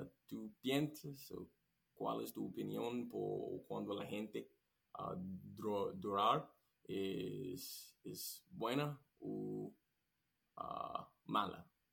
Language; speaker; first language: Spanish; non-native, learner; English